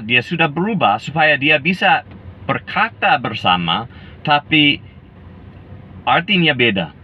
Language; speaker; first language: Indonesian; non-native, fluent; English